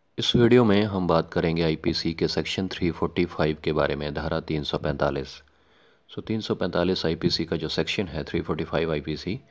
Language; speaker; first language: Hindi; non-native, local second language; Punjabi